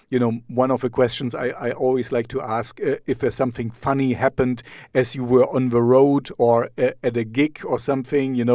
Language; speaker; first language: English; non-native, fluent; German